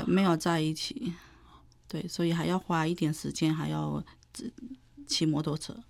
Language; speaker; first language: Chinese; early bilingual, heritage; Chinese